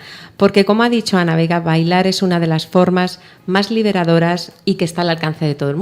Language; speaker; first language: Spanish; native; Spanish